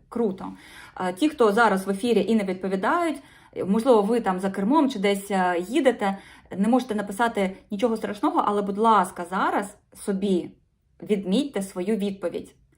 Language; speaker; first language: Ukrainian; non-native, local second language; Russian